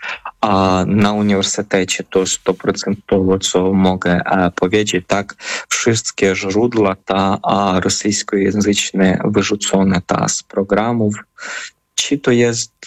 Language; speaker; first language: Polish; non-native, fluent; Ukrainian